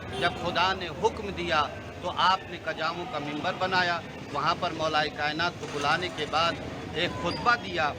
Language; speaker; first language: Urdu; native; Urdu